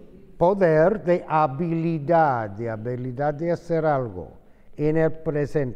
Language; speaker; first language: Spanish; non-native, fluent; English